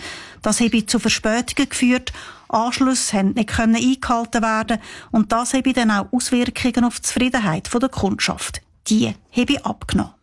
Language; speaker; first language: German; native; German